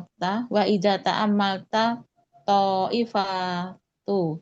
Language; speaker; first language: Arabic; non-native, learner; Indonesian